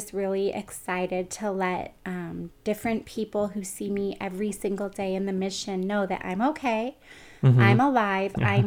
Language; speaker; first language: English; native; English